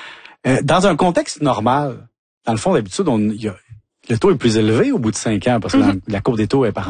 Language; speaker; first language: French; native; French